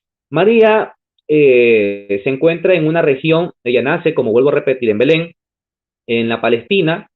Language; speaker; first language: Spanish; native; Spanish